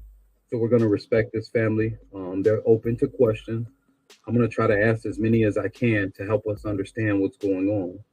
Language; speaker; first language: English; native; English